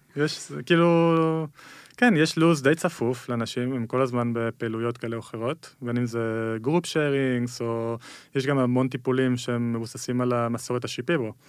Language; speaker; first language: Hebrew; early bilingual, other home language; Spanish